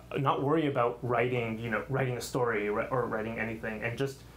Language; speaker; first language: English; early bilingual, other home language; Armenian